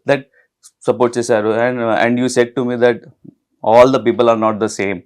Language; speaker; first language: Telugu; non-native, learner; Hindi